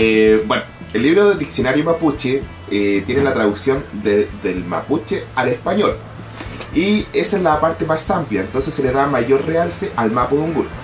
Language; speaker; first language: Spanish; native; Spanish